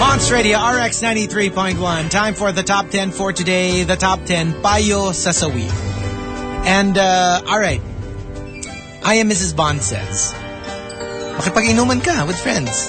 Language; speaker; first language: English; non-native, local second language; Filipino